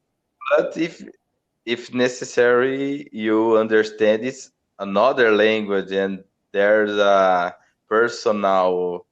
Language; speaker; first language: English; non-native, learner; Portuguese